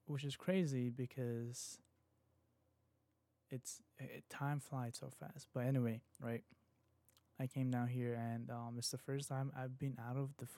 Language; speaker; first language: English; non-native, local second language; Filipino